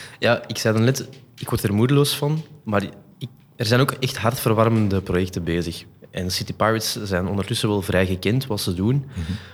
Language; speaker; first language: Dutch; native; Dutch